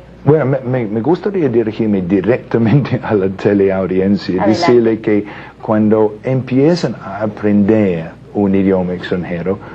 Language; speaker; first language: Spanish; non-native, fluent; English